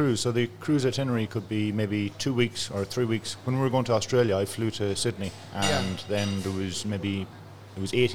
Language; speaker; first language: English; native; English